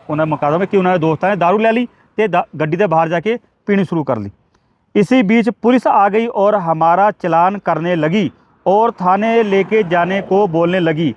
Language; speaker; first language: Hindi; non-native, local second language; Punjabi